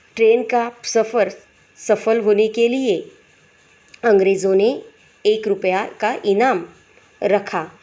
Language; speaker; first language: Hindi; non-native, local second language; Marathi